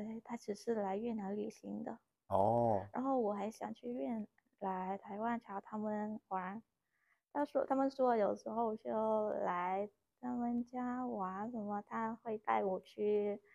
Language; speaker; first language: Chinese; non-native, learner; Vietnamese